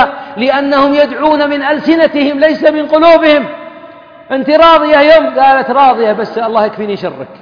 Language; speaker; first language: Arabic; native; Arabic